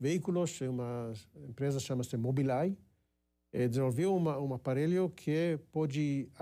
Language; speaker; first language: Portuguese; non-native, fluent; Hebrew